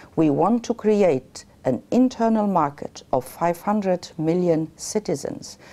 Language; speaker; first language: English; non-native, fluent; Luxembourgish